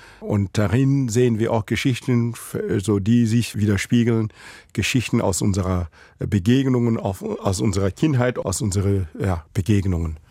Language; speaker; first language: German; non-native, fluent; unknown